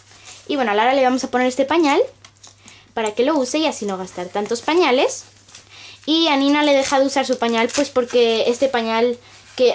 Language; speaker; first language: Spanish; native; Spanish